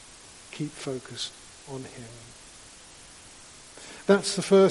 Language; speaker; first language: English; native; English